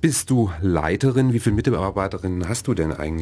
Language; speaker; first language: German; native; German